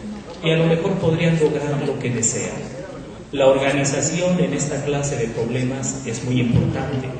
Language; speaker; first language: Spanish; native; Spanish